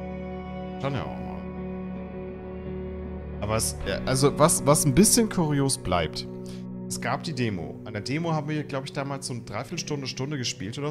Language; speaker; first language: German; native; German